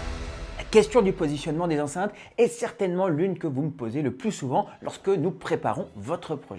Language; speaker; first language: French; native; French